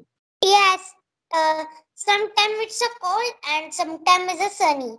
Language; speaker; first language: English; non-native, learner; Marathi